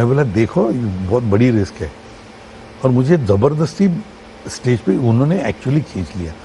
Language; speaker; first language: Hindi; non-native, local second language; Marathi